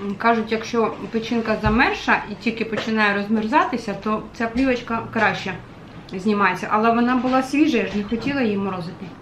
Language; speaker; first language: Ukrainian; native; Ukrainian